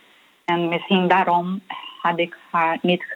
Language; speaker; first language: Dutch; non-native, fluent; Portuguese